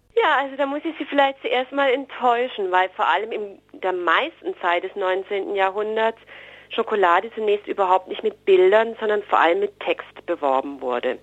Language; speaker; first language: German; native; German